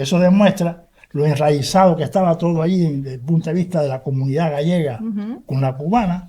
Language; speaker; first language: Spanish; early bilingual, heritage; Spanish